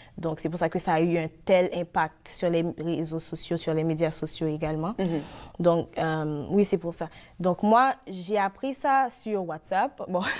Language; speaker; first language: French; non-native, local second language; Haitian Creole